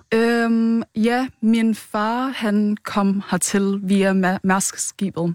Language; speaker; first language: Danish; early bilingual, other home language; Vietnamese